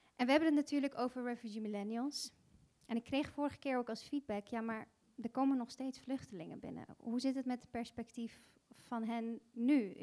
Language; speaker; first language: Dutch; early bilingual, other home language; Bosnian